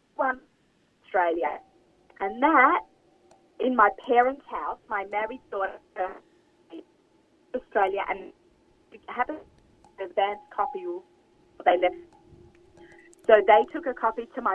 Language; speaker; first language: English; native; English